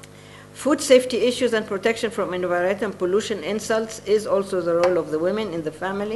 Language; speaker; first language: English; non-native, fluent; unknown